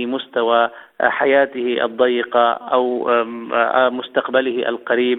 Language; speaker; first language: Arabic; native; Arabic